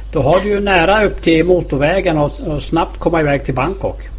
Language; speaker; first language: Swedish; native; Swedish